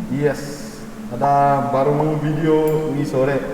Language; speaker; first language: Indonesian; non-native, learner; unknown